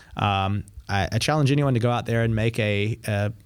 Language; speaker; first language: English; native; English